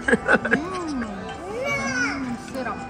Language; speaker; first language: Chinese; non-native, learner; Russian